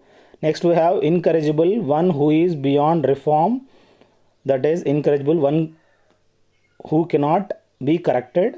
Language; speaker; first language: English; non-native, local second language; Telugu